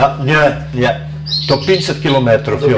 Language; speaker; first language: Polish; early bilingual, heritage; Polish